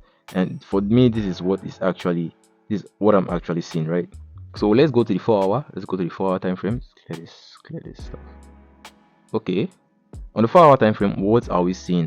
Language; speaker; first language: English; native; English